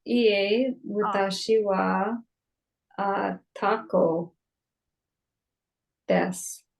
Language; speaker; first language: Japanese; non-native, learner; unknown